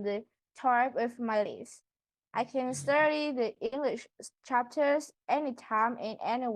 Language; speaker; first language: English; non-native, learner; Vietnamese